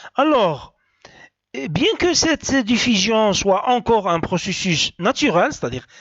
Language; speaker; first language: French; non-native, local second language; Arabic